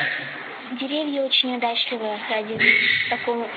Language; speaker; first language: Russian; native; Russian